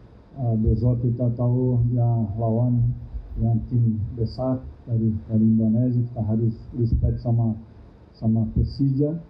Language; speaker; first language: Indonesian; non-native, fluent; Thai